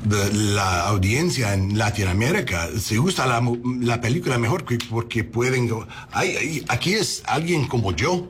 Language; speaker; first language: Spanish; non-native, learner; English